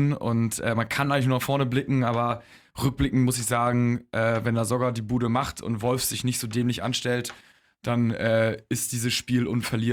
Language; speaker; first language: German; native; German